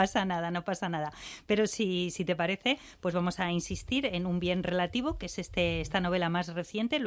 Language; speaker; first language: Spanish; native; Spanish